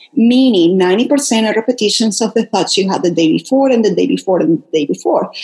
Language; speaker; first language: English; non-native, fluent; Spanish